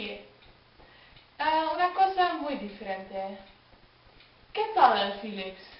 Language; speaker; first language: Spanish; non-native, learner; Dutch